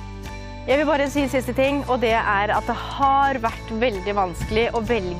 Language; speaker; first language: Norwegian; native; Norwegian